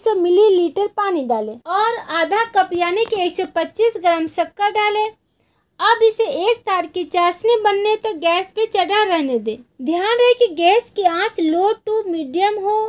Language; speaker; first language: Hindi; native; Hindi